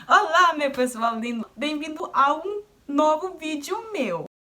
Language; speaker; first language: Portuguese; non-native, fluent; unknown